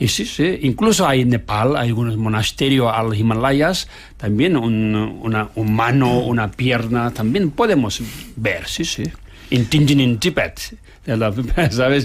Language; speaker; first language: Spanish; non-native, learner; Tibetan